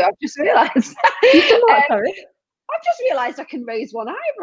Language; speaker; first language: English; native; English